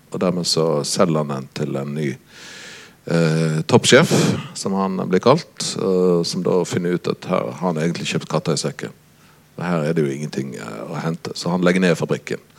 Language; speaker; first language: Norwegian; native; Norwegian